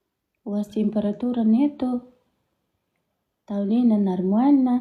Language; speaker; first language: Russian; non-native, learner; Uzbek